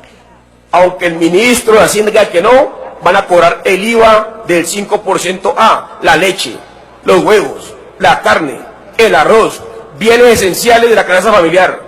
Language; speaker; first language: Spanish; native; Spanish